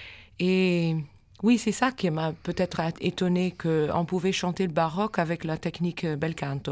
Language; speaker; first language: French; non-native, fluent; English